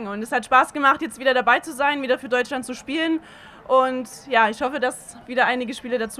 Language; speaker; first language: German; native; German